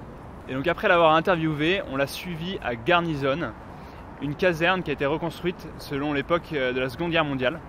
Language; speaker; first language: French; native; French